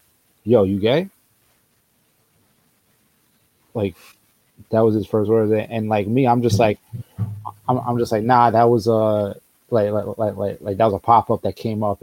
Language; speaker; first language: English; native; English